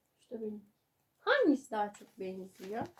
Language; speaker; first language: Turkish; native; Turkish